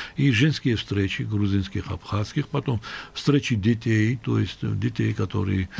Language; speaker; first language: Russian; non-native, local second language; Georgian